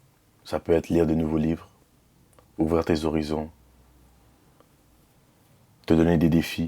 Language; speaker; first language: French; native; French